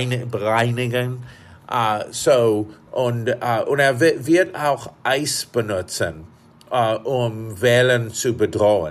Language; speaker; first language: German; non-native, fluent; English